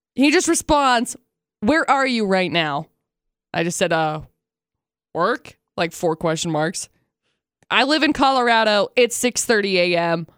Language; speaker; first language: English; native; English